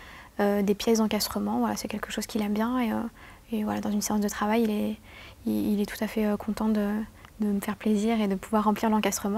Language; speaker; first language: French; native; French